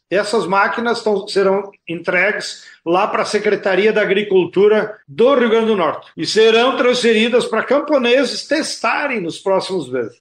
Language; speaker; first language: Portuguese; native; Portuguese